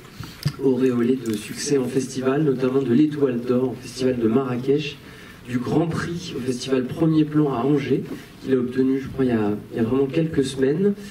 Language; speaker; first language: French; native; French